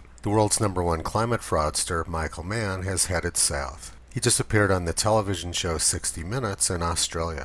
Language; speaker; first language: English; native; English